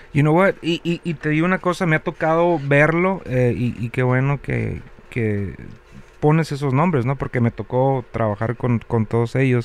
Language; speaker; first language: Spanish; native; Spanish